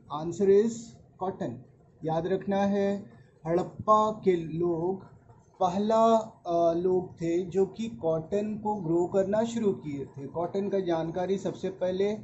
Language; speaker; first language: Hindi; native; Hindi